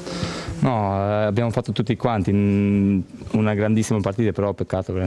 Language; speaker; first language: Italian; non-native, fluent; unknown